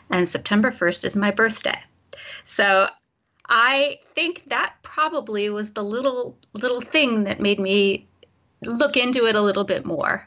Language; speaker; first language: English; native; English